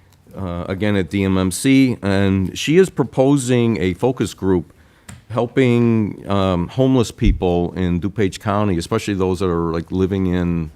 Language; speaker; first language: English; native; English